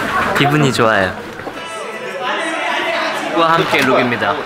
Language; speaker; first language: Korean; native; Korean